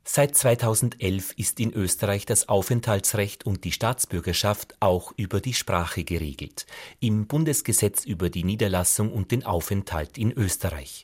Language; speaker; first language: German; native; German